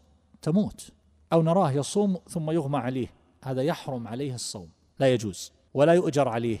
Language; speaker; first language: Arabic; native; Arabic